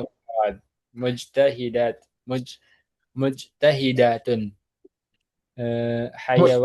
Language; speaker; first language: Arabic; non-native, learner; Indonesian